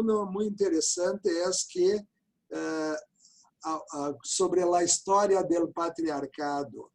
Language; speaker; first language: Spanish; non-native, learner; Portuguese